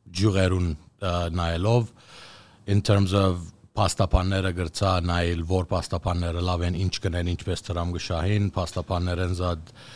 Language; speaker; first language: Armenian; early bilingual, heritage; Armenian